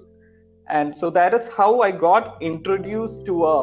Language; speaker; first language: English; non-native, local second language; Malayalam